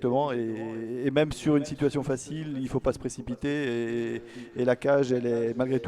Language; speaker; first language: French; native; French